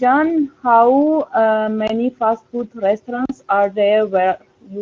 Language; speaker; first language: English; non-native, learner; Armenian